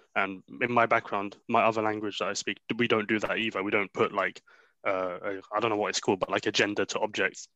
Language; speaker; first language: English; early bilingual, other home language; Arabic